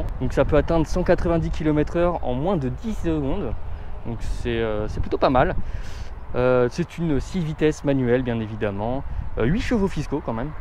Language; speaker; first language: French; native; French